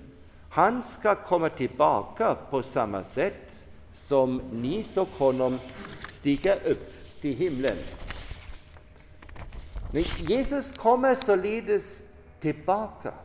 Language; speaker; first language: Swedish; non-native, fluent; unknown